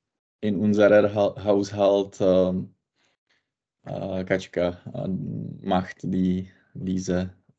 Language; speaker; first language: German; non-native, learner; Czech